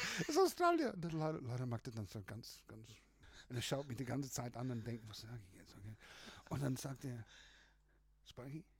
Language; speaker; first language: German; non-native, fluent; English